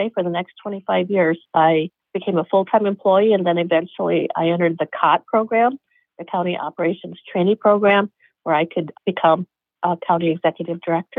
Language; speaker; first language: English; native; English